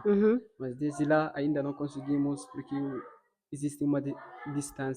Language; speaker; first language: Portuguese; non-native, local second language; Fula